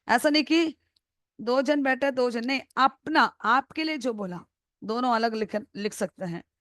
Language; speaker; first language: Hindi; non-native, local second language; Malayalam